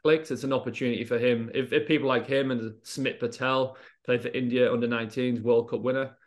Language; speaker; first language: English; native; English